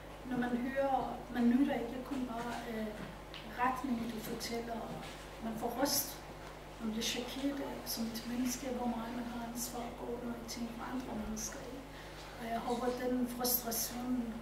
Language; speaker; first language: Danish; non-native, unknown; Persian